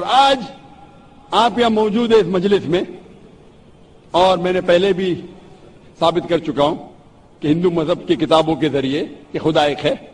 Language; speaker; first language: Hindi; non-native, local second language; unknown